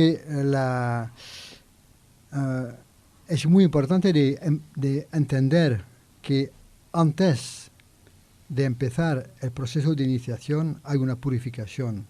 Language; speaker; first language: Spanish; non-native, learner; French